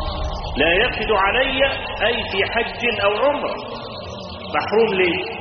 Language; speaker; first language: Arabic; native; Arabic